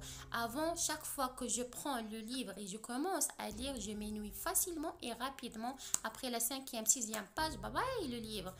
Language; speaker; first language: French; non-native, local second language; Arabic